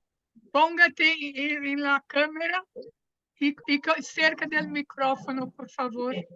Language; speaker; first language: Spanish; non-native, fluent; Portuguese